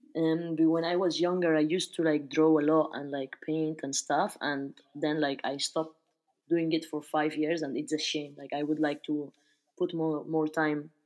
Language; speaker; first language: English; non-native, fluent; Spanish